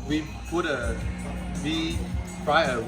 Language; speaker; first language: English; non-native, learner; Lao